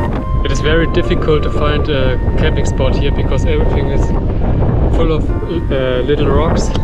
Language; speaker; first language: English; non-native, fluent; German